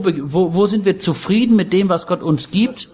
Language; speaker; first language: German; native; German